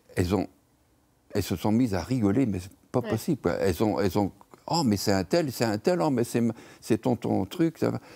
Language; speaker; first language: French; native; French